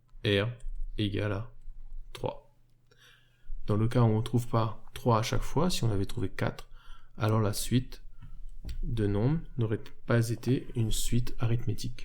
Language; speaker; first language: French; native; French